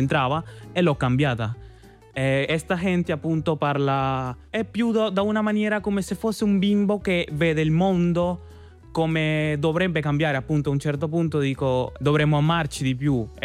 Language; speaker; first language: Italian; non-native, fluent; Spanish